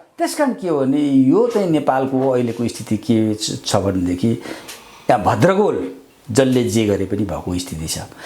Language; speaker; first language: Nepali; native; Nepali